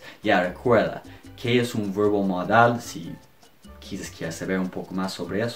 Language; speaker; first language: Spanish; non-native, fluent; English